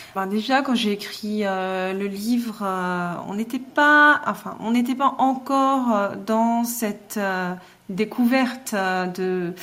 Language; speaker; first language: French; native; French